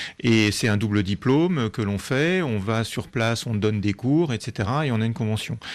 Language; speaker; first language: French; native; French